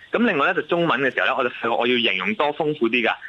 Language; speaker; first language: Cantonese; non-native, local second language; English